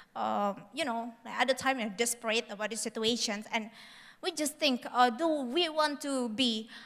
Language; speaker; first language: English; non-native, fluent; Indonesian